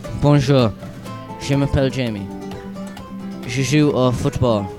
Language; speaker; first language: French; non-native, learner; English